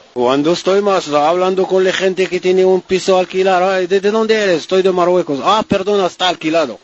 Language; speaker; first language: Spanish; non-native, learner; Arabic